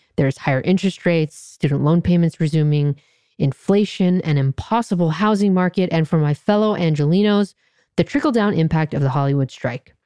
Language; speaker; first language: English; native; English